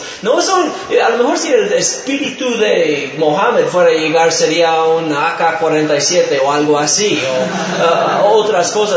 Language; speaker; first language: Spanish; non-native, fluent; English